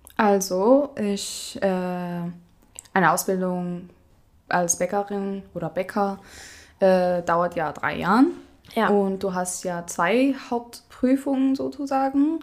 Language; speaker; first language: German; non-native, fluent; Central Kurdish